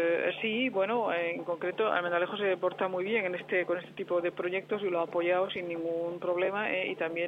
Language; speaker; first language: Spanish; native; Spanish